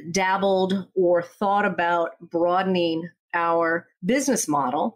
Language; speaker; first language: English; native; English